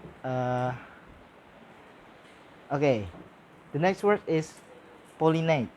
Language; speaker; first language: English; non-native, learner; Indonesian